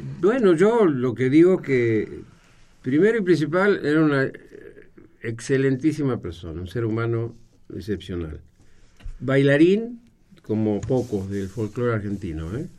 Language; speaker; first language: Spanish; native; Spanish